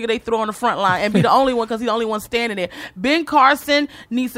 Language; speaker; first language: English; native; English